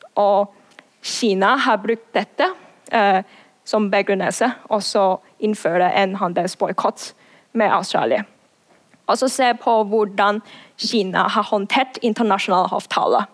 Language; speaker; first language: Norwegian; non-native, fluent; Cantonese